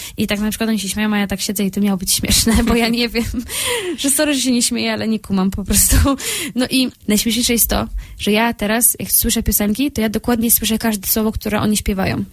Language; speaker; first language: Polish; native; Polish